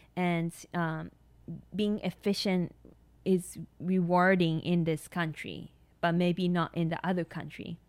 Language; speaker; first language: English; non-native, fluent; Japanese